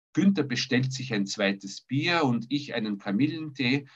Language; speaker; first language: German; early bilingual, other home language; Russian